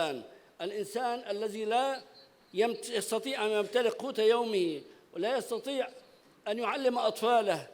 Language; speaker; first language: Arabic; native; Arabic